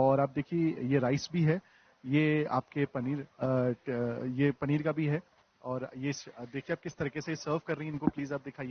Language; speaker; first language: Hindi; native; Hindi